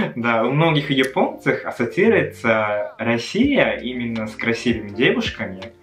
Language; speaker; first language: Russian; non-native, fluent; Japanese